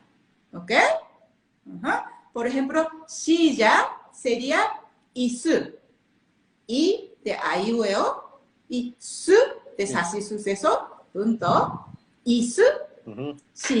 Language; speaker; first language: Spanish; non-native, learner; Japanese